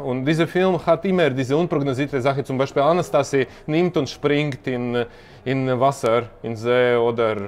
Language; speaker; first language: German; non-native, learner; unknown